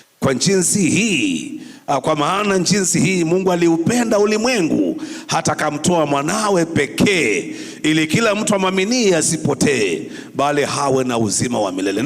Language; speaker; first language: Swahili; non-native, local second language; Kamba